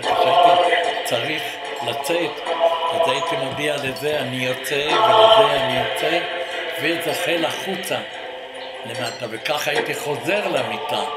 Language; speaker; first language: Hebrew; non-native, fluent; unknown